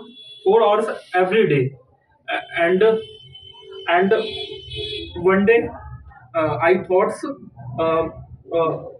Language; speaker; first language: English; non-native, learner; Hindi